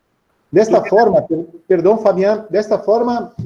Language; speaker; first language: Spanish; non-native, learner; Portuguese